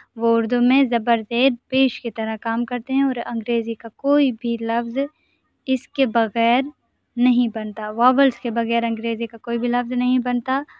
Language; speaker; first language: Urdu; non-native, local second language; Sindhi